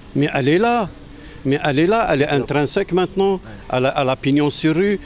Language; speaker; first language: French; non-native, local second language; Arabic